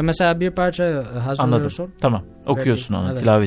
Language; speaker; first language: Turkish; non-native, learner; Albanian